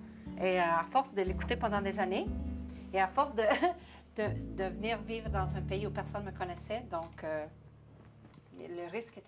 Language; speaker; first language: French; non-native, local second language; English